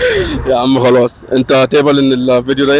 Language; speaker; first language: Arabic; native; Arabic